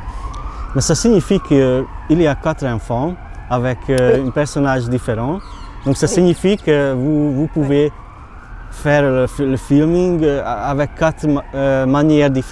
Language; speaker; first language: French; non-native, learner; Hungarian